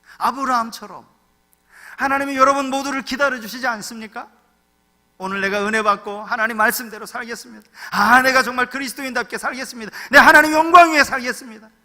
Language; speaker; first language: Korean; native; Korean